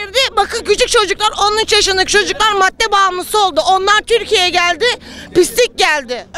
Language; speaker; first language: Turkish; non-native, local second language; Kurdish